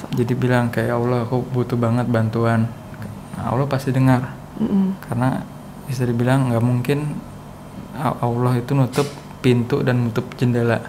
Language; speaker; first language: Indonesian; native; Indonesian